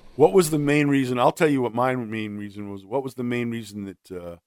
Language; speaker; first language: English; native; English